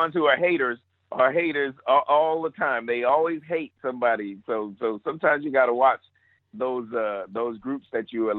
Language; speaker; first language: English; native; English